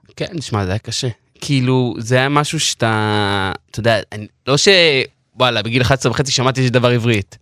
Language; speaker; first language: Hebrew; non-native, local second language; Yiddish